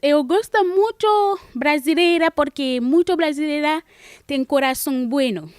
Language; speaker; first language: Portuguese; non-native, learner; Haitian Creole